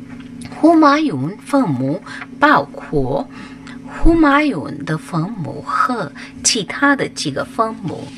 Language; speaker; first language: Chinese; non-native, fluent; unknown